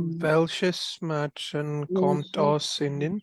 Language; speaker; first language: German; non-native, learner; Malayalam